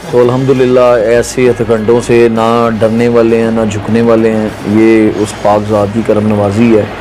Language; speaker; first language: Urdu; non-native, local second language; Punjabi